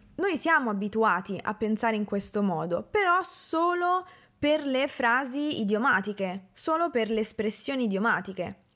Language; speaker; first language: Italian; native; Italian